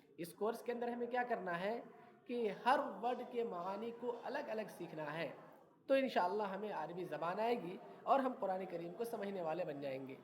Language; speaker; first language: Urdu; native; Urdu